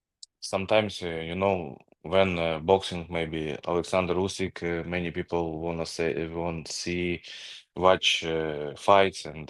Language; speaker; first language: English; non-native, learner; Ukrainian